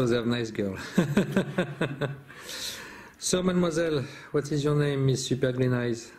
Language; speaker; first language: English; non-native, fluent; French